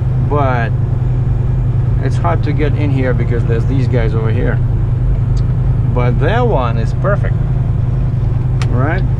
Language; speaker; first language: English; non-native, fluent; Russian